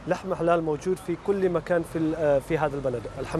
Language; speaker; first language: Arabic; non-native, learner; Urdu